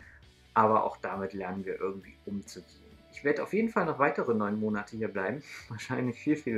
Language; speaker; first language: German; native; German